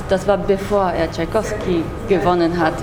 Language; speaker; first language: German; non-native, learner; Russian